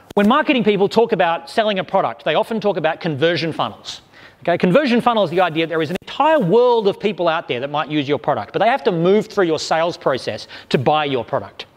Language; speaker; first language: English; native; English